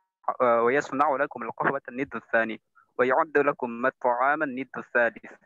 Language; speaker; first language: Arabic; non-native, learner; Indonesian